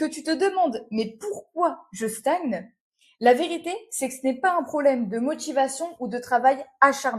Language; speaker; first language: French; native; French